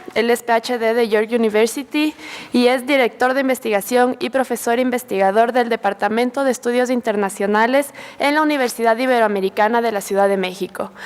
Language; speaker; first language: Spanish; native; Spanish